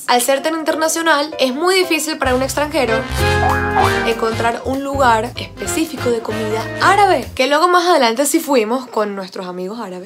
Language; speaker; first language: Spanish; native; Spanish